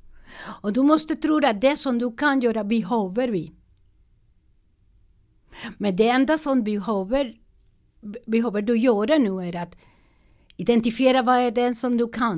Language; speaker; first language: Swedish; non-native, learner; Spanish